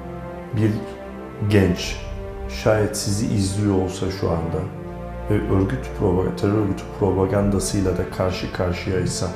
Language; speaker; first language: Turkish; native; Turkish